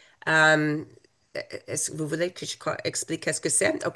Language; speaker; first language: French; non-native, fluent; English